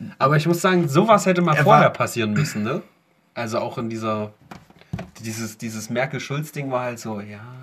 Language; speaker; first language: German; native; German